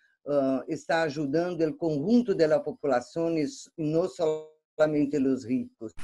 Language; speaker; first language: Spanish; non-native, fluent; Portuguese